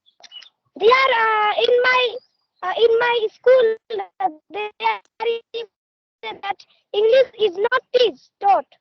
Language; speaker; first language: English; non-native, learner; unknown